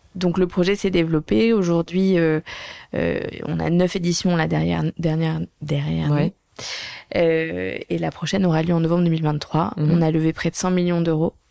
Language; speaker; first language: French; native; French